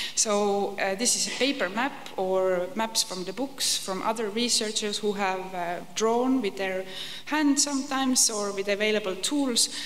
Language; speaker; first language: English; non-native, fluent; Estonian